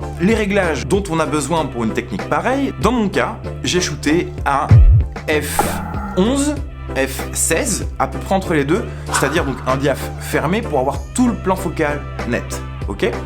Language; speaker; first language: French; native; French